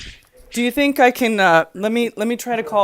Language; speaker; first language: English; native; English